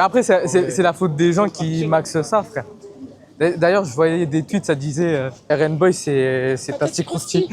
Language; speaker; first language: French; native; French